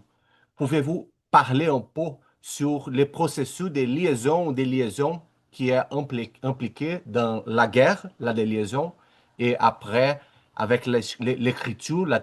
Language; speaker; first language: French; non-native, learner; Portuguese